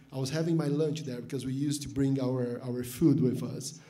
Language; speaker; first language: English; non-native, fluent; Portuguese